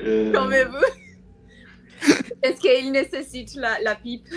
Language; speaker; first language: French; non-native, learner; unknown